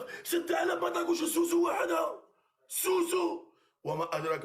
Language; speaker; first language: Arabic; native; Arabic